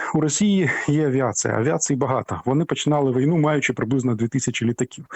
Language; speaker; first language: Ukrainian; native; Ukrainian